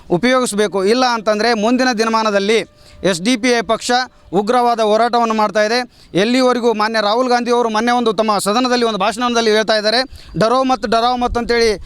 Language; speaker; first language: Kannada; non-native, local second language; Urdu